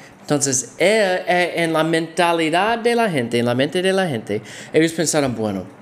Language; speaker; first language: Spanish; non-native, fluent; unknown